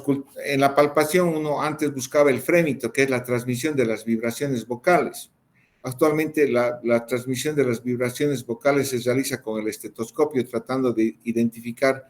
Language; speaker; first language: Spanish; native; Spanish